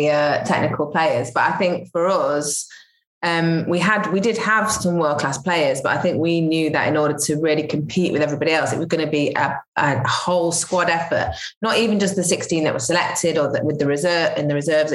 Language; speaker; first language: English; native; English